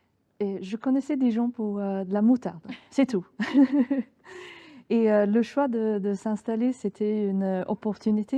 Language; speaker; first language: French; non-native, fluent; Swedish